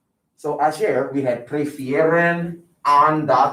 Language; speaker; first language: Spanish; non-native, fluent; English